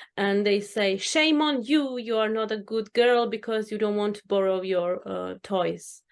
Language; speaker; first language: English; non-native, fluent; Czech